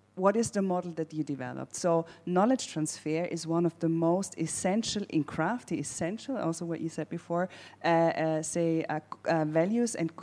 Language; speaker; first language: English; non-native, fluent; German